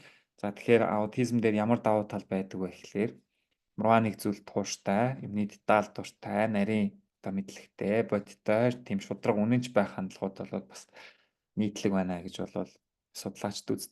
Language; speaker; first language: Mongolian; native; Mongolian